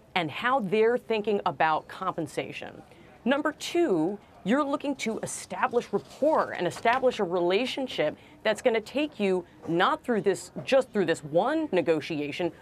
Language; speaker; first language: English; native; English